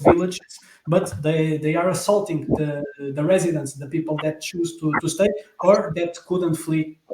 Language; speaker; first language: English; non-native, fluent; Portuguese